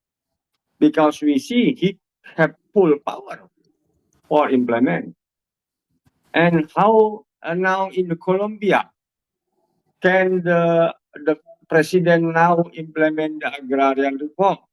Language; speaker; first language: English; non-native, learner; Indonesian